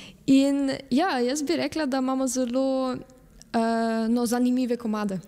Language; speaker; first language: Slovenian; early bilingual, heritage; Slovenian